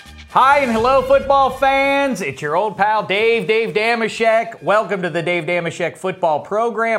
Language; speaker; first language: English; native; English